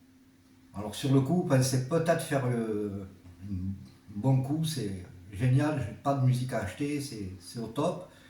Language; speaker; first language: French; native; French